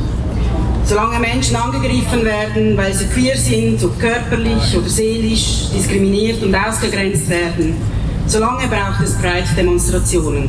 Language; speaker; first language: German; native; German